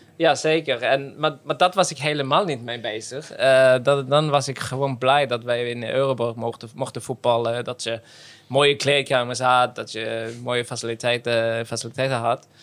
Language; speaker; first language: Dutch; non-native, fluent; Norwegian